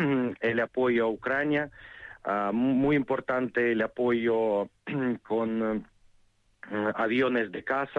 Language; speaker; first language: Spanish; non-native, fluent; Ukrainian